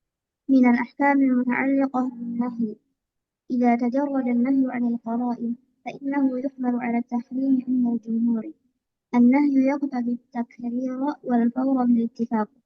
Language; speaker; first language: Arabic; non-native, learner; Indonesian